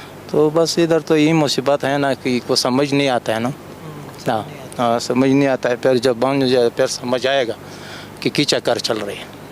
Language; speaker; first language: Hindi; non-native, learner; Pashto